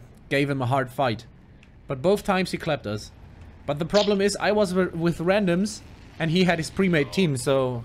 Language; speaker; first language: English; non-native, fluent; German